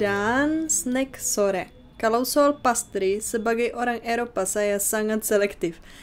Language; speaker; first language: Indonesian; non-native, fluent; Czech